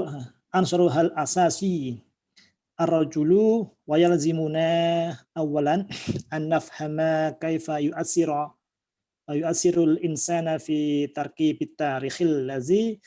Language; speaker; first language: Arabic; non-native, learner; Indonesian